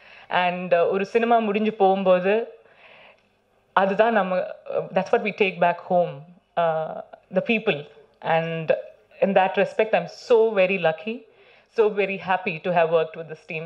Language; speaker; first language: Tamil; non-native, learner; Malayalam